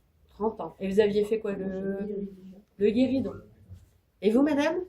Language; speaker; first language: French; native; French